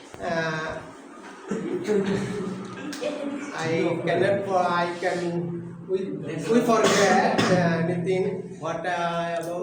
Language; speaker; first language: English; non-native, learner; Bangla